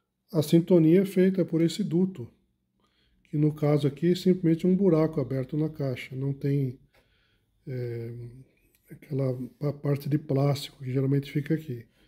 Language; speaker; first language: Portuguese; native; Portuguese